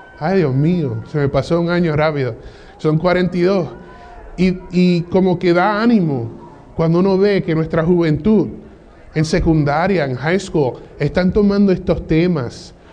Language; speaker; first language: Spanish; early bilingual, heritage; English